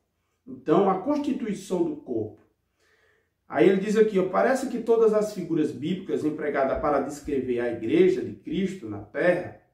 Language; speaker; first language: Portuguese; native; Portuguese